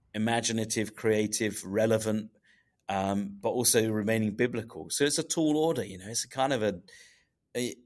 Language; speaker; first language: English; native; English